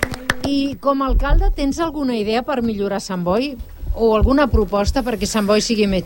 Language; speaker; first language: Catalan; native; Catalan